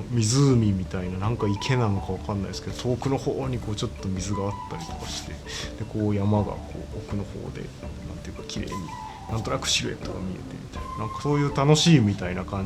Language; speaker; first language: Japanese; native; Japanese